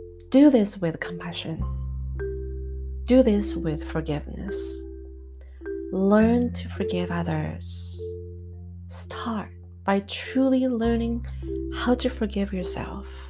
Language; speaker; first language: English; non-native, fluent; Japanese